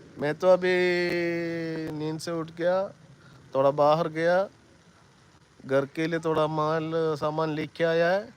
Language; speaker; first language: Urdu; non-native, learner; Malayalam